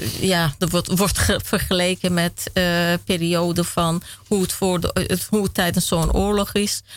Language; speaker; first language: Dutch; early bilingual, other home language; Kurdish